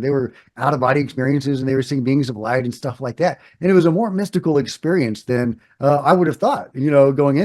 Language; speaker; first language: English; native; English